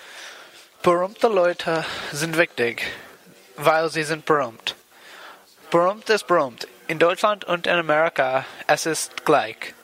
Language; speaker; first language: German; non-native, learner; English